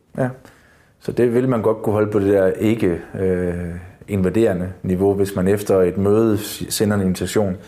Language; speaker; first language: Danish; native; Danish